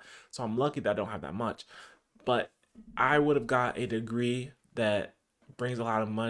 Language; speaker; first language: English; native; English